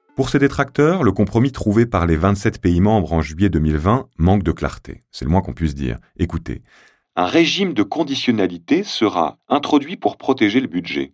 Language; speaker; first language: French; native; French